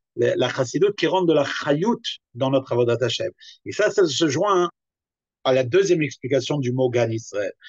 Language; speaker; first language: French; native; French